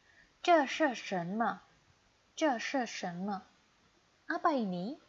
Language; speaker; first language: Chinese; non-native, fluent; Indonesian